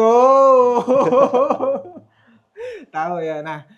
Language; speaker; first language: Indonesian; native; Indonesian